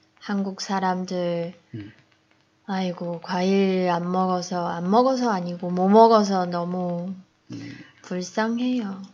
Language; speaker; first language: Korean; non-native, fluent; Chinese